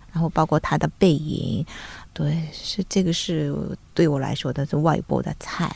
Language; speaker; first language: Chinese; non-native, fluent; Japanese